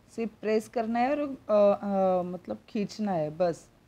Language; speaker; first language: Hindi; non-native, local second language; Marathi